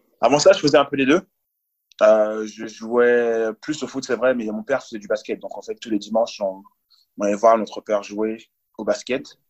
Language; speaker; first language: French; early bilingual, other home language; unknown